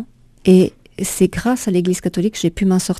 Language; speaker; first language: French; native; French